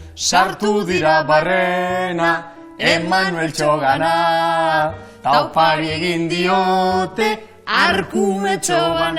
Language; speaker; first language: Basque; native; Basque